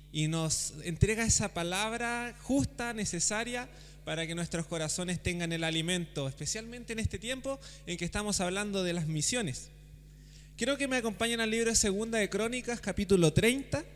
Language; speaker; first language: Spanish; native; Spanish